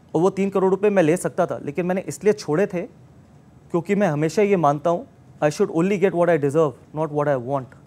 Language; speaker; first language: Hindi; native; Hindi